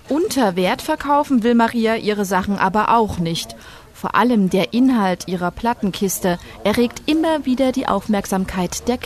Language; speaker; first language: German; native; German